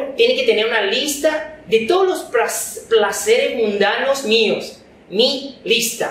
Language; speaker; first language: Spanish; non-native, fluent; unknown